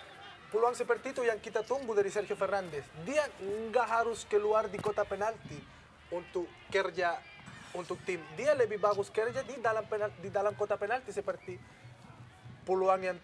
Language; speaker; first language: Indonesian; non-native, fluent; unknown